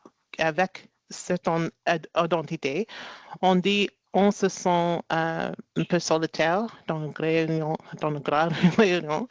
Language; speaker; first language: French; non-native, learner; English